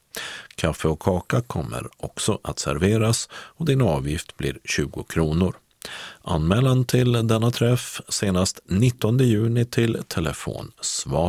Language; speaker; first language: Swedish; native; Swedish